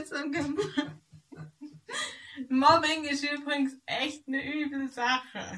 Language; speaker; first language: German; native; German